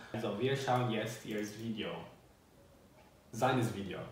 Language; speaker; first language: German; non-native, learner; Albanian